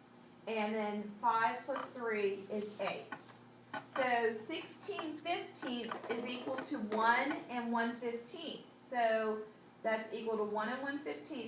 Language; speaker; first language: English; native; English